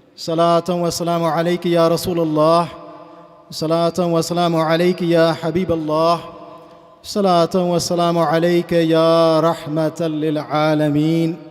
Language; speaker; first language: Urdu; early bilingual, heritage; Urdu